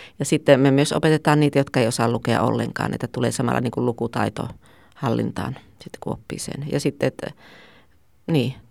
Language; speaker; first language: Finnish; native; Finnish